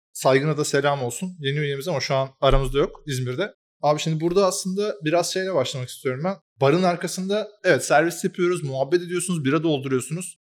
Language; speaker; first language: Turkish; native; Turkish